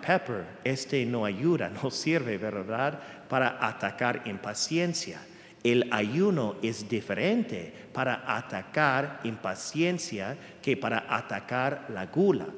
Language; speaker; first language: Spanish; non-native, fluent; English